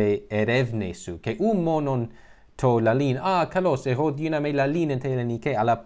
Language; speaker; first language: Greek; non-native, learner; English